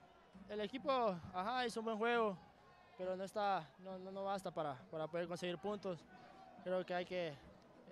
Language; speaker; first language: Spanish; native; Spanish